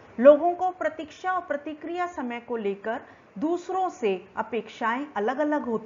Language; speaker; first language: Hindi; native; Hindi